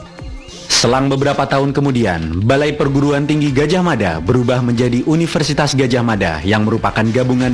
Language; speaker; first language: Indonesian; native; Indonesian